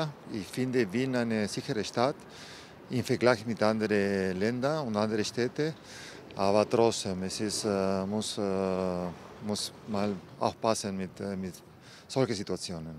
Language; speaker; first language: German; non-native, fluent; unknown